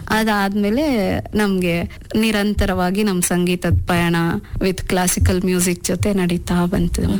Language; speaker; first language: Kannada; non-native, local second language; Urdu